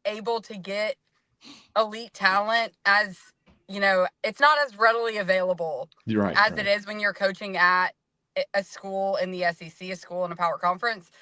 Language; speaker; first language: English; native; English